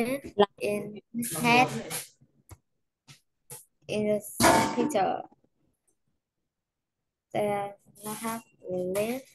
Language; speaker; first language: English; non-native, learner; Vietnamese